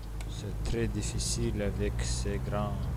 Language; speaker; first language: French; non-native, learner; Romanian